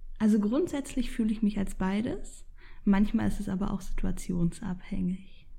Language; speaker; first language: German; early bilingual, other home language; Polish